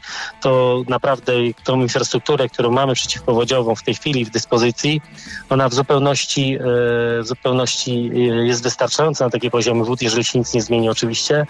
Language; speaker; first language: Polish; native; Polish